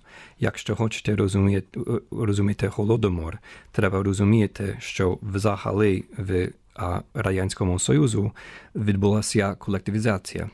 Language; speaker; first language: Ukrainian; non-native, fluent; English